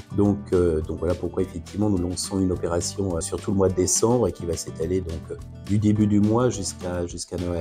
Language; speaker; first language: French; native; French